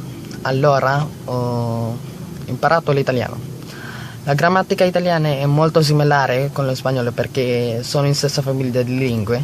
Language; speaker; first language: Italian; non-native, learner; Filipino